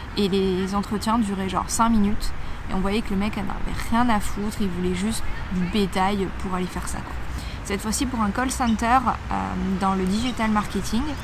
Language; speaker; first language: French; native; French